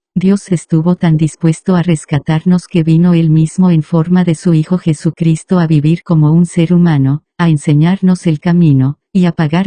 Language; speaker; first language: Spanish; native; Spanish